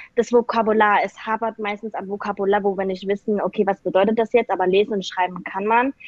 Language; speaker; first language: German; native; German